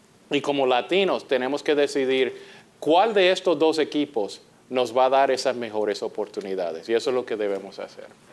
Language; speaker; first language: Spanish; native; Spanish